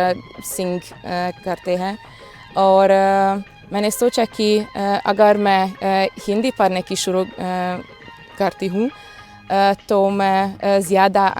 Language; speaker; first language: Hindi; non-native, learner; Hungarian